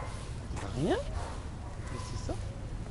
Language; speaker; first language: French; native; French